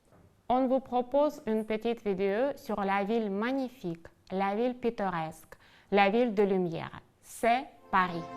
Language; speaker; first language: French; non-native, fluent; Ukrainian